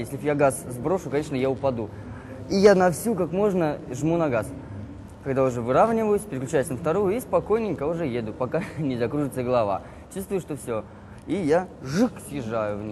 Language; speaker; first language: Russian; native; Russian